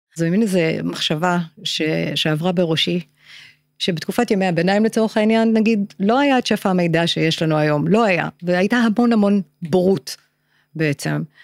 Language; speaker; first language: Hebrew; native; Hebrew